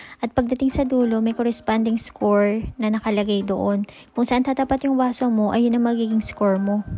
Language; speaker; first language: Filipino; native; Filipino